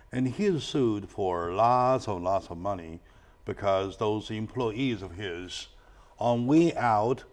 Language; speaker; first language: English; non-native, fluent; Chinese